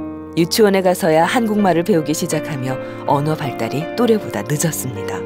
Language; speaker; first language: Korean; native; Korean